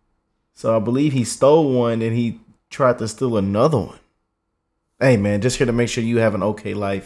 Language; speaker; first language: English; native; English